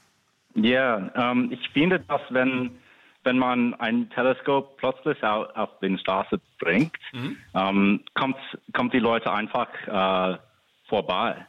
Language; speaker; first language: German; non-native, fluent; English